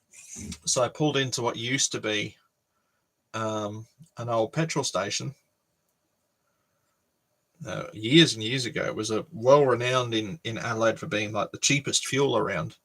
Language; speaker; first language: English; native; English